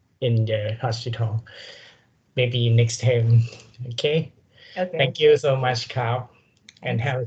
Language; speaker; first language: English; non-native, learner; Thai